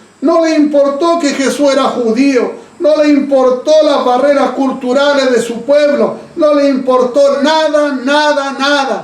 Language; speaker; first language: Spanish; native; Spanish